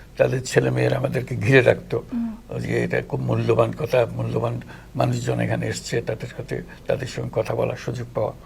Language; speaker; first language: Bangla; native; Bangla